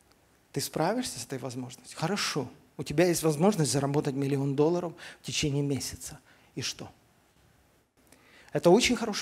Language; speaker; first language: Russian; native; Russian